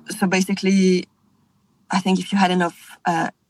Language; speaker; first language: English; non-native, fluent; French